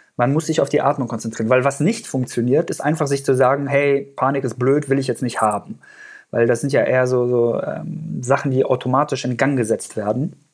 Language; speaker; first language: German; early bilingual, other home language; Persian